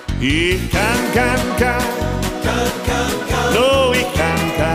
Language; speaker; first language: German; native; German